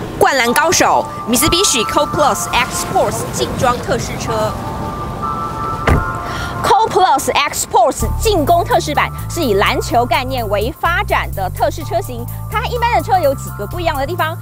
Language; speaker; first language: Chinese; native; Chinese